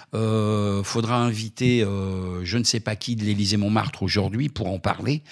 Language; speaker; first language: French; native; French